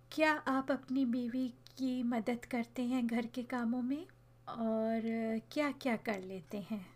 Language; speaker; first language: Urdu; native; Urdu